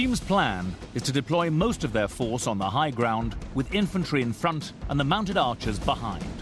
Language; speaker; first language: English; native; English